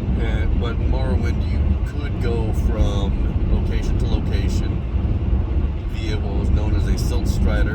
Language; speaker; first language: English; native; English